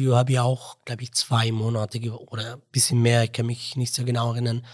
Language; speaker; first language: German; non-native, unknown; Arabic